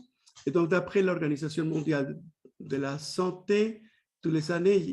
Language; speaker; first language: French; non-native, fluent; Spanish